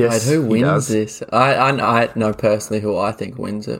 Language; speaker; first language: English; native; English